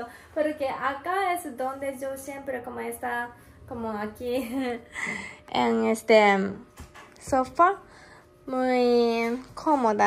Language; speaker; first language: Spanish; non-native, learner; Japanese